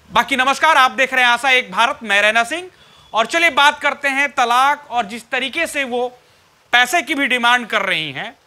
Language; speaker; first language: Hindi; native; Hindi